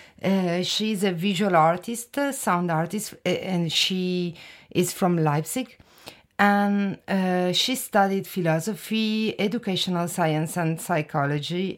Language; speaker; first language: English; non-native, fluent; Italian